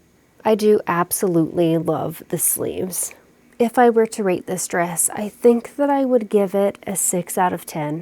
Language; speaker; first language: English; native; English